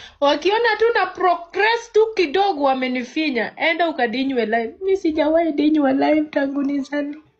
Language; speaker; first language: Swahili; native; Swahili